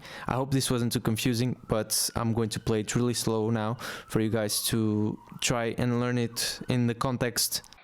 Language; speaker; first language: English; non-native, fluent; Portuguese